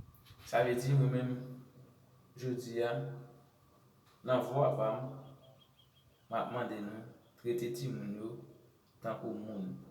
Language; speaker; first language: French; non-native, learner; Haitian Creole